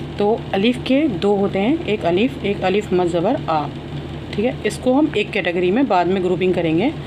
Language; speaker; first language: Hindi; native; Hindi